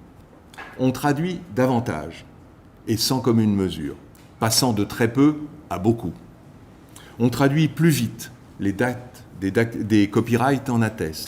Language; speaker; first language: French; native; French